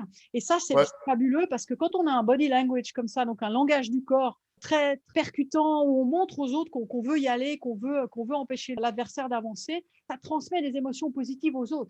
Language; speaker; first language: French; native; French